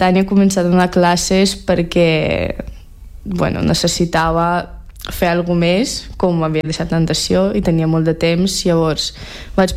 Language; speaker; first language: Catalan; non-native, fluent; Russian